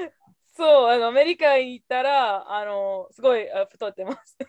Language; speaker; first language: Japanese; non-native, fluent; English